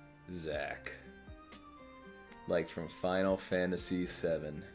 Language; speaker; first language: English; native; English